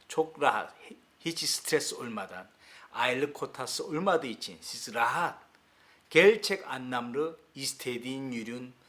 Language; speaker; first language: Turkish; non-native, learner; Korean